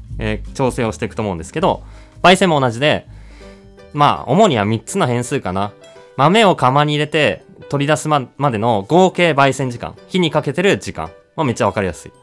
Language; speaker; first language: Japanese; native; Japanese